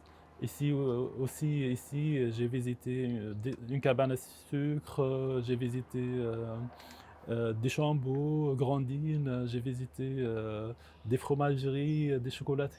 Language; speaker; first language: French; non-native, local second language; Arabic